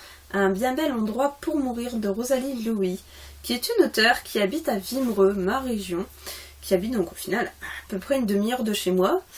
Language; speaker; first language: French; native; French